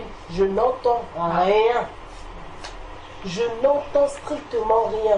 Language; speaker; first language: French; native; French